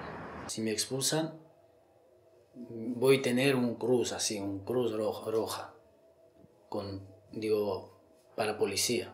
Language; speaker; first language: Spanish; non-native, learner; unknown